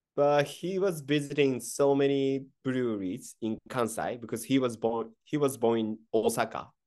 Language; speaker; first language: English; non-native, fluent; Japanese